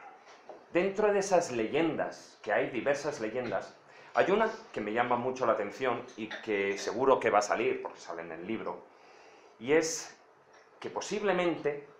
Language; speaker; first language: Spanish; native; Spanish